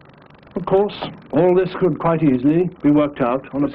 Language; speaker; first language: English; native; English